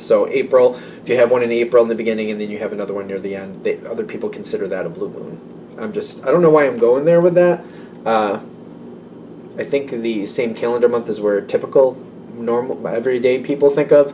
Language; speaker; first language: English; native; English